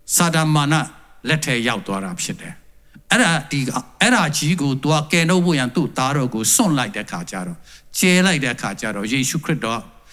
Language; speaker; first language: Burmese; non-native, local second language; Tedim Chin